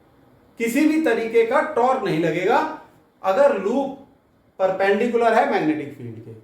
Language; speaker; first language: Hindi; native; Hindi